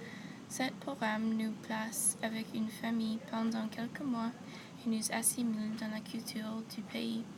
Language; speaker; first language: French; non-native, local second language; English